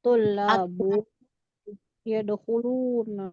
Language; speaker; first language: Arabic; non-native, learner; Indonesian